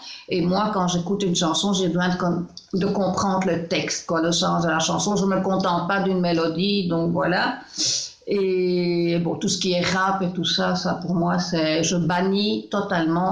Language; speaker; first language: French; native; French